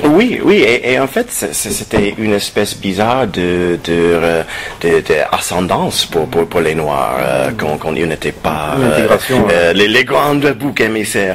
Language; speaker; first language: French; non-native, fluent; English